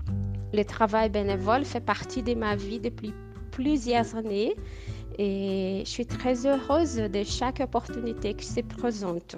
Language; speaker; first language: French; non-native, fluent; Portuguese